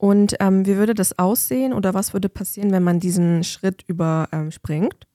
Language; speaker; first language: German; native; German